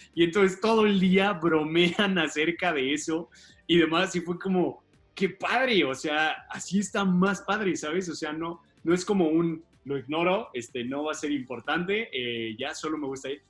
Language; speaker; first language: Spanish; native; Spanish